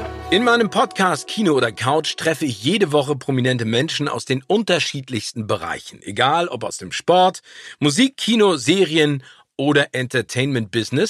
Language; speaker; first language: German; native; German